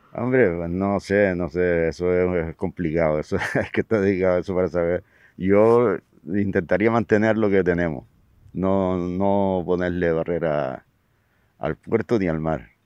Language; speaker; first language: Spanish; native; Spanish